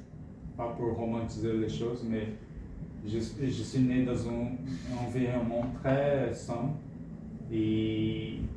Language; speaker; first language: French; non-native, fluent; Portuguese